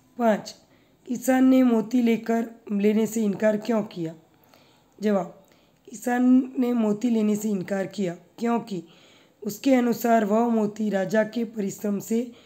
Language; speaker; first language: Hindi; non-native, local second language; Gujarati